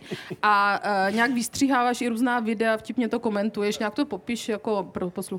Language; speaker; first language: Czech; native; Czech